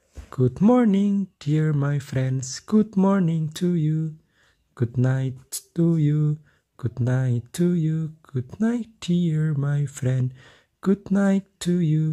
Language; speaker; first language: English; non-native, fluent; Indonesian